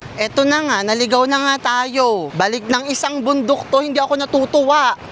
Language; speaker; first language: Filipino; native; Filipino